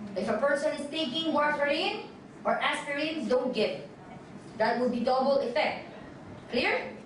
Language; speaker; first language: English; non-native, local second language; Filipino